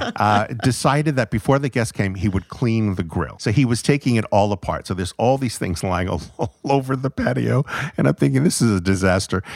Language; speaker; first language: English; native; English